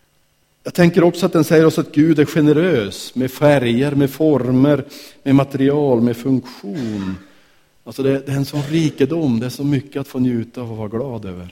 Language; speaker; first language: Swedish; native; Swedish